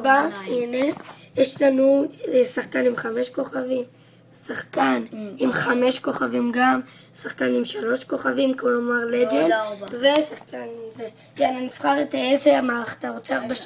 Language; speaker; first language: Hebrew; native; Hebrew